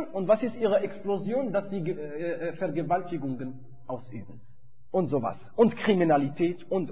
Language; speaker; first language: German; non-native, fluent; Arabic